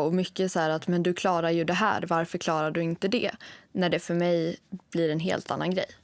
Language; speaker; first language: Swedish; native; Swedish